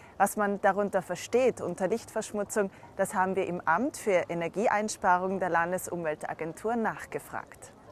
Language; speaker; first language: German; native; German